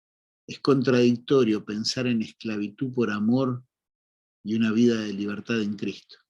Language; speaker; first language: Spanish; native; Spanish